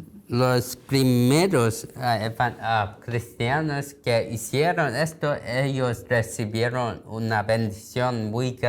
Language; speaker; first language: Spanish; non-native, learner; Korean